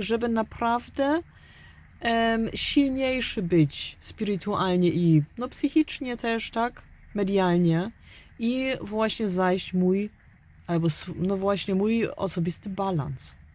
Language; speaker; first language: Polish; early bilingual, heritage; German